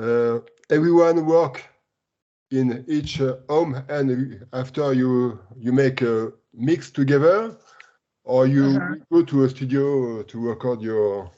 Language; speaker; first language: English; non-native, learner; French